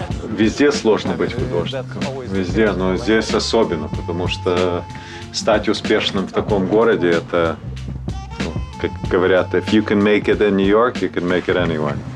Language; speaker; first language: Russian; early bilingual, heritage; Russian